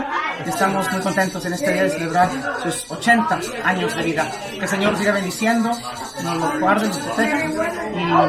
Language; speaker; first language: Spanish; early bilingual, heritage; English